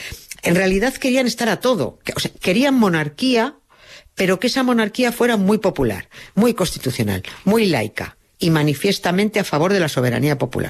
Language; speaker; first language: Spanish; native; Spanish